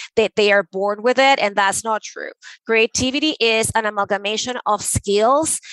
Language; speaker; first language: English; non-native, fluent; Spanish